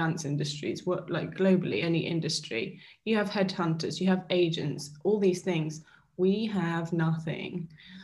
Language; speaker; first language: English; native; English